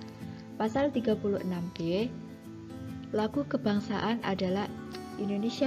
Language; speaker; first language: Indonesian; native; Indonesian